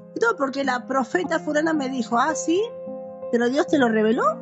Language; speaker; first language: Spanish; native; Spanish